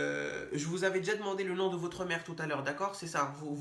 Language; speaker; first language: French; native; French